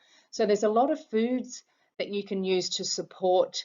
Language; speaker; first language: English; native; English